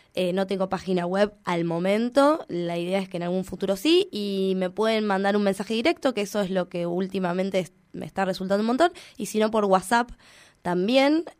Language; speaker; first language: Spanish; native; Spanish